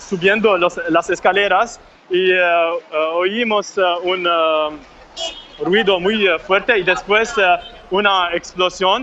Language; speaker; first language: Spanish; non-native, fluent; Arabic